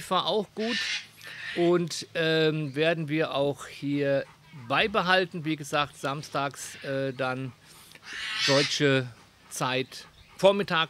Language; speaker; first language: German; native; German